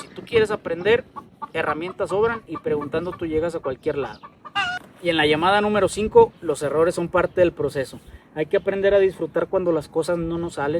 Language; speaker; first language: Spanish; native; Spanish